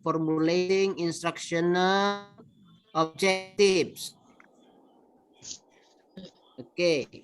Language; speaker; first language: English; non-native, fluent; Indonesian